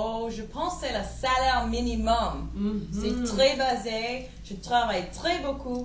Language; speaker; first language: French; non-native, learner; English